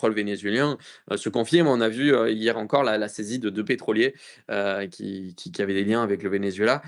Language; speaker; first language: French; native; French